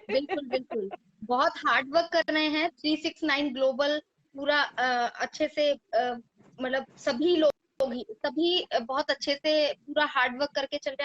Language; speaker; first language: Hindi; native; Hindi